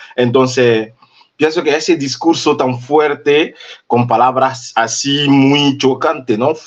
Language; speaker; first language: Spanish; non-native, fluent; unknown